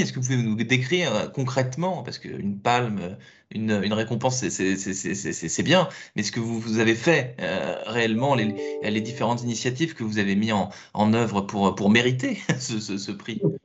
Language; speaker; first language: French; native; French